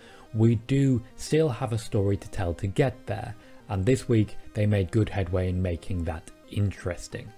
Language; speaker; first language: English; native; English